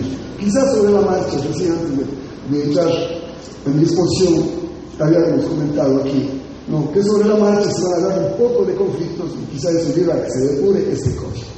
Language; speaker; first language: Spanish; native; Spanish